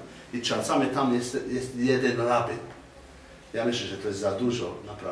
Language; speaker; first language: Polish; non-native, learner; English